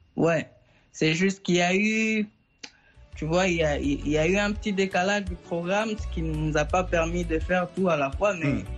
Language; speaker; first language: French; non-native, local second language; Swahili